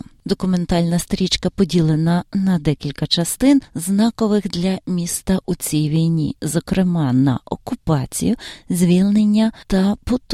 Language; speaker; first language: Ukrainian; native; Ukrainian